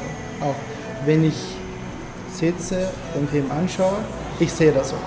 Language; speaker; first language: German; non-native, learner; Turkish